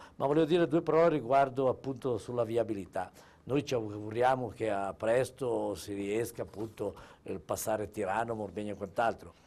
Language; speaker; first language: Italian; native; Italian